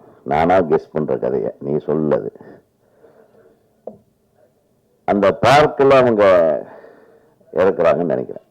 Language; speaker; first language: Tamil; native; Tamil